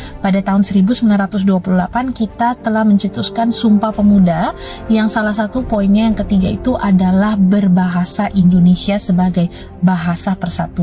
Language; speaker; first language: Indonesian; non-native, local second language; Tamil